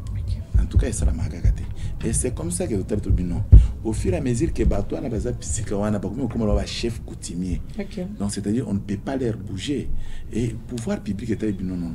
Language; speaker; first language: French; non-native, local second language; Lingala